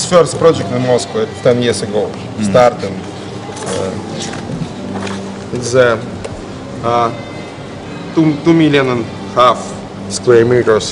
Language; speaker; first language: English; non-native, learner; Russian